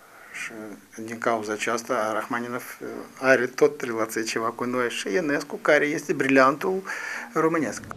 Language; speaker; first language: Romanian; non-native, local second language; Russian